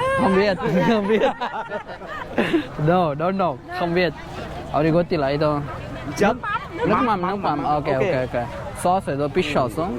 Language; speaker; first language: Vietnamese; non-native, learner; Kannada